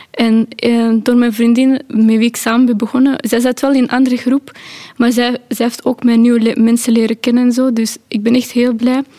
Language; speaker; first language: Dutch; non-native, fluent; Urdu